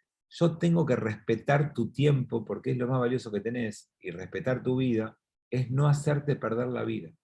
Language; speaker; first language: Spanish; native; Spanish